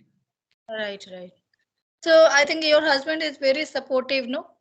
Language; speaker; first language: English; non-native, learner; Hindi